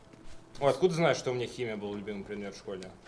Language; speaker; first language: Russian; native; Russian